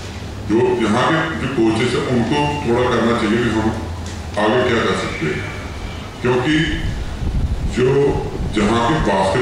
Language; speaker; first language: Hindi; non-native, local second language; Punjabi